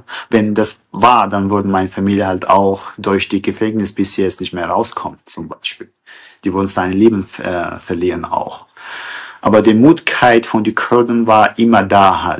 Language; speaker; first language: German; non-native, learner; Kurdish